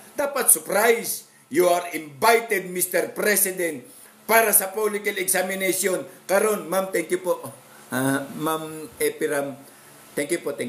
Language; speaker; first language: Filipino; non-native, local second language; Cebuano